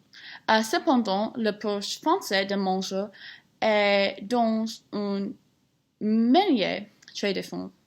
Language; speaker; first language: French; non-native, learner; English